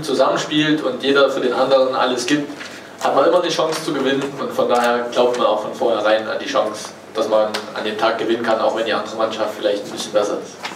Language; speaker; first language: German; native; German